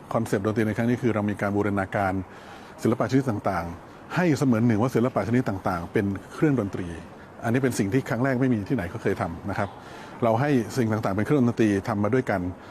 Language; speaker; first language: Thai; native; Thai